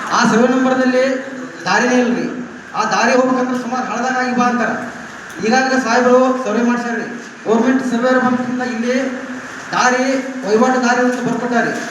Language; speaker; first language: Kannada; native; Kannada